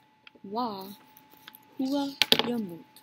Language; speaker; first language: Arabic; non-native, learner; English